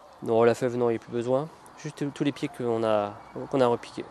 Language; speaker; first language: French; native; French